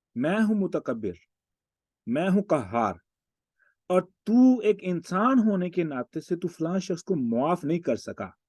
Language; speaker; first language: Urdu; non-native, local second language; Punjabi